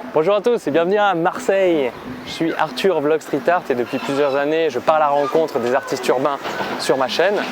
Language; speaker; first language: French; native; French